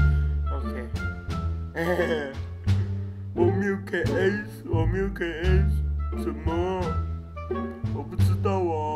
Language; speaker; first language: Chinese; early bilingual, heritage; Chinese